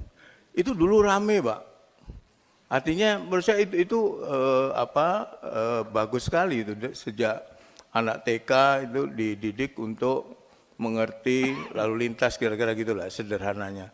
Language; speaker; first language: Indonesian; native; Indonesian